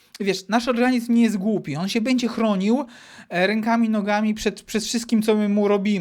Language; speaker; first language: Polish; native; Polish